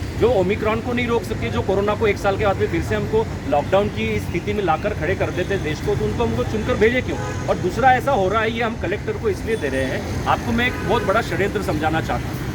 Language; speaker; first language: Hindi; native; Hindi